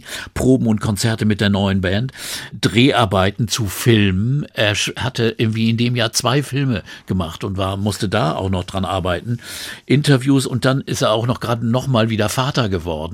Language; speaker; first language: German; native; German